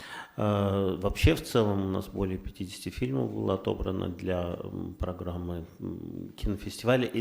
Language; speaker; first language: Russian; native; Russian